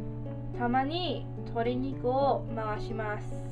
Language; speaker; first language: Japanese; non-native, learner; English